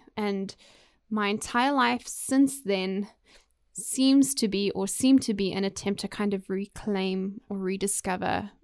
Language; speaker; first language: English; native; English